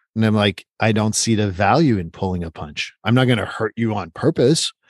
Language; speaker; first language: English; non-native, fluent; French